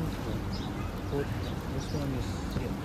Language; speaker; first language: English; non-native, learner; Filipino